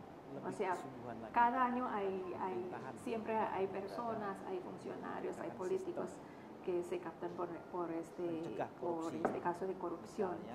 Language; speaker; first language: Spanish; non-native, fluent; Indonesian